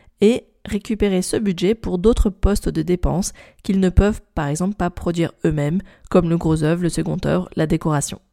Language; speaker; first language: French; native; French